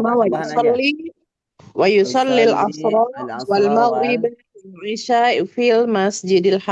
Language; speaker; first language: Arabic; non-native, learner; Indonesian